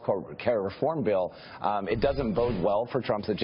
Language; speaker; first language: English; native; English